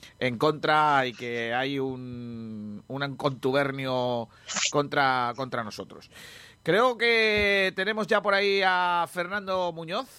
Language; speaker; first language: Spanish; native; Spanish